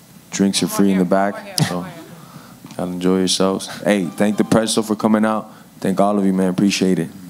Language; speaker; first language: English; early bilingual, other home language; Spanish